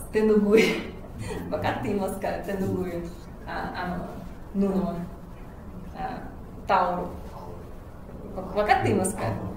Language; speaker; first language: Japanese; non-native, fluent; Russian